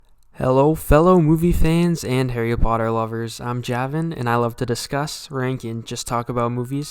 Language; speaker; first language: English; native; English